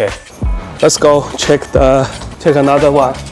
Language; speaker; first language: English; non-native, learner; Chinese